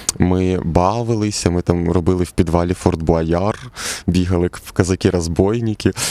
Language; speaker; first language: Ukrainian; non-native, local second language; Russian